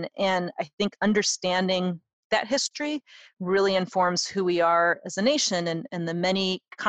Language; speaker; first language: English; native; English